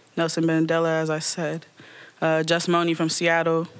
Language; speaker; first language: English; native; English